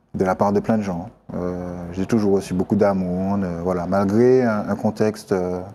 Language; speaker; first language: French; native; French